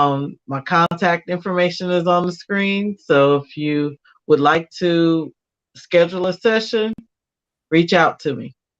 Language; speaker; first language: English; native; English